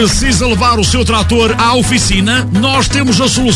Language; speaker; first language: Portuguese; native; Portuguese